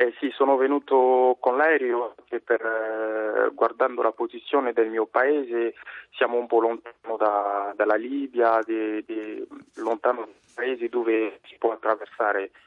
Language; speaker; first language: Italian; non-native, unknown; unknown